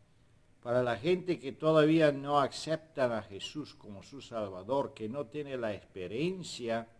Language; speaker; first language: Spanish; non-native, fluent; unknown